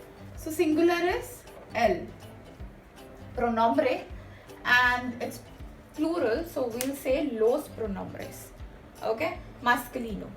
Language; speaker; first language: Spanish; non-native, fluent; Hindi